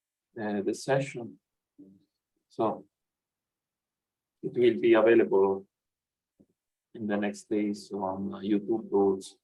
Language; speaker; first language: English; non-native, fluent; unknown